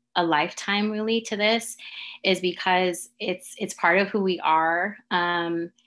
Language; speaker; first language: English; native; English